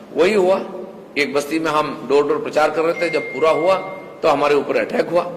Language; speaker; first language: Hindi; non-native, local second language; Bangla